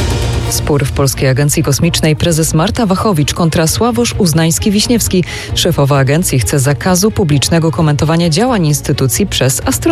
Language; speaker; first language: Polish; native; Polish